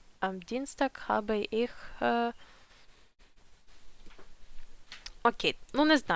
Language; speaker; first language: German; non-native, fluent; Ukrainian